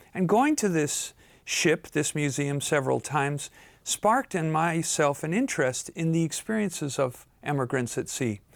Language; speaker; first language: English; native; English